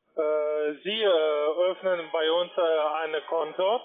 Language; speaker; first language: German; non-native, learner; Russian